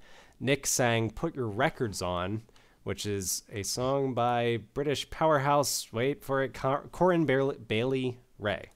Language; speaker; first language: English; native; English